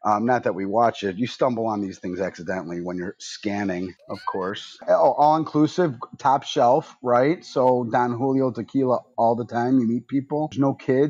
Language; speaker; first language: English; native; English